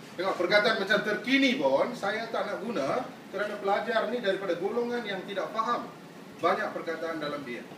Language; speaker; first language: Malay; non-native, local second language; Tamil